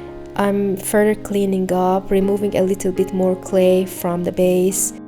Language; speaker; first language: English; non-native, fluent; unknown